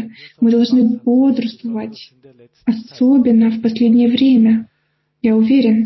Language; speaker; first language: Russian; non-native, fluent; German